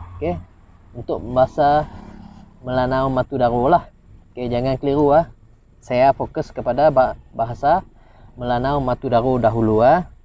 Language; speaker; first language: Malay; non-native, local second language; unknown